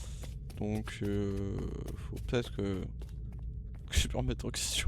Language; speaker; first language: French; native; French